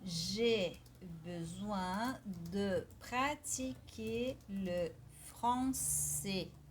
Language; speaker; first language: French; non-native, fluent; Portuguese